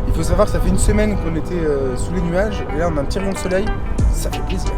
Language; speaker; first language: French; native; French